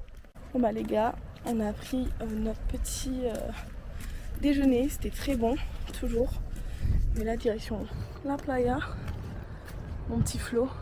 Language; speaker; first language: French; native; French